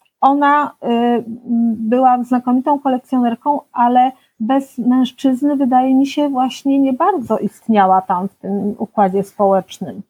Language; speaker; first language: Polish; native; Polish